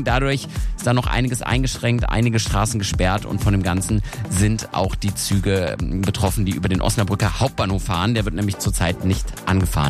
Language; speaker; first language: German; native; German